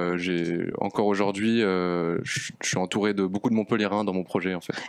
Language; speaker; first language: French; native; French